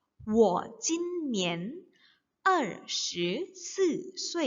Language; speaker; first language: Chinese; non-native, fluent; Indonesian